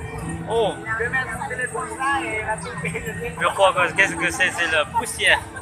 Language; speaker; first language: French; non-native, learner; Hmong